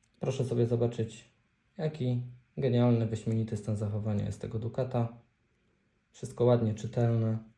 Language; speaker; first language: Polish; native; Polish